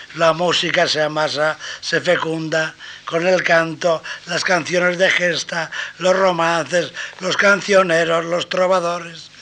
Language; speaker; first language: Spanish; native; Spanish